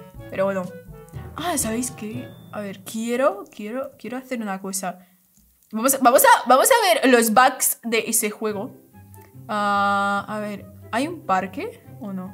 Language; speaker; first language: Spanish; non-native, fluent; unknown